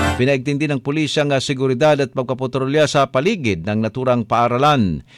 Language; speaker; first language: Filipino; non-native, local second language; Cebuano